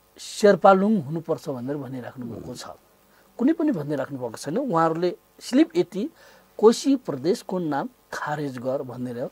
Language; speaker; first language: Nepali; native; Nepali